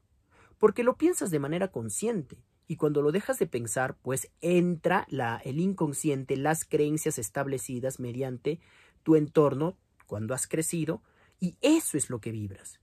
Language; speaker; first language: Spanish; native; Spanish